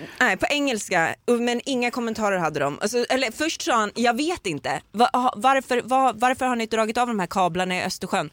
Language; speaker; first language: Swedish; native; Swedish